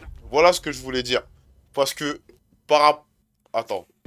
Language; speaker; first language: French; native; French